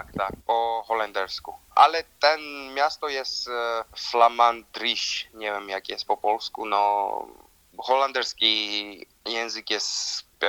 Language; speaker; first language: Polish; non-native, learner; Georgian